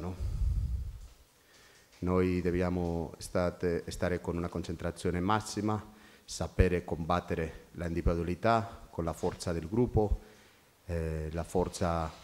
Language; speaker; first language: Italian; non-native, fluent; Spanish